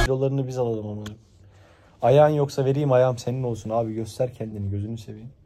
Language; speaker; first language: Turkish; native; Turkish